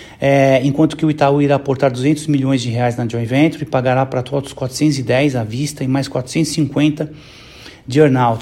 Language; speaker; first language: Portuguese; native; Portuguese